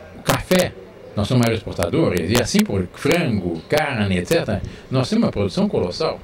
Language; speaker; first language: Portuguese; early bilingual, other home language; French